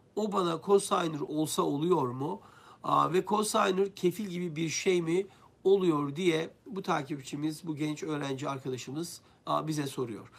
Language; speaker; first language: Turkish; native; Turkish